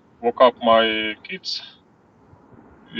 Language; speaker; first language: English; non-native, learner; Ukrainian